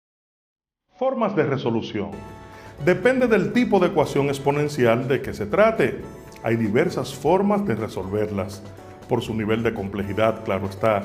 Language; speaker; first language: Spanish; native; Spanish